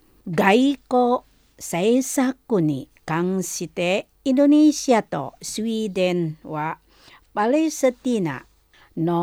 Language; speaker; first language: Japanese; non-native, fluent; Indonesian